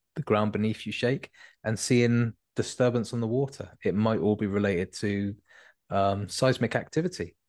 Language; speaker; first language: English; native; English